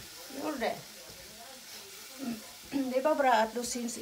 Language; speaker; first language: Swedish; non-native, learner; Filipino